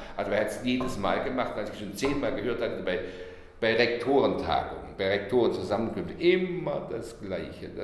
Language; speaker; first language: German; native; German